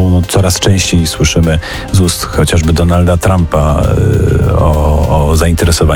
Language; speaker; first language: Polish; native; Polish